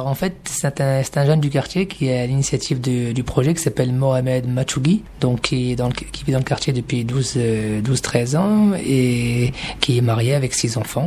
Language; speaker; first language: French; native; French